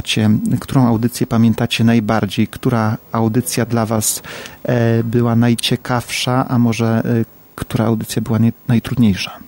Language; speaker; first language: Polish; native; Polish